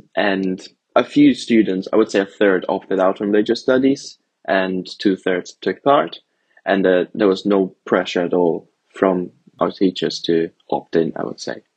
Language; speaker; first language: English; early bilingual, other home language; Italian